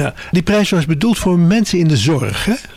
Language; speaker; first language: Dutch; native; Dutch